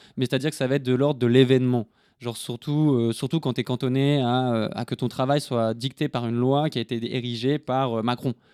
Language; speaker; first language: French; native; French